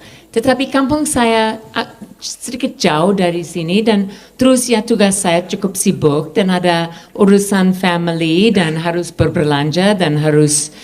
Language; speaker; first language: Indonesian; non-native, fluent; English